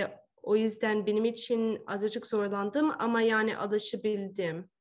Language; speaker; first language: Turkish; early bilingual, heritage; Turkish